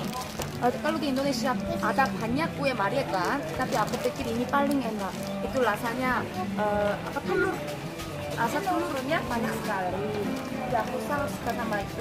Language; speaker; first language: Indonesian; non-native, fluent; Korean